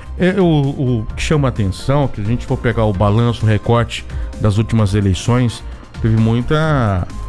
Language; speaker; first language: Portuguese; native; Portuguese